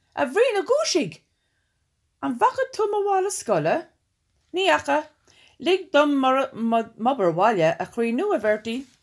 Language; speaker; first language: Irish; non-native, local second language; English